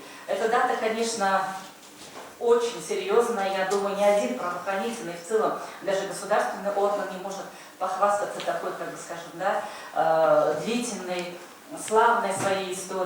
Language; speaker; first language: Russian; native; Russian